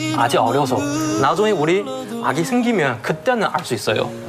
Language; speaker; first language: Korean; non-native, learner; Chinese